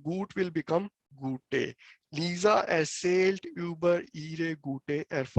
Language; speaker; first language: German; non-native, fluent; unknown